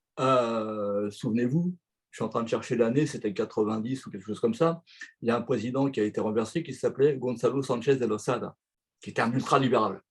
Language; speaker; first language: French; native; French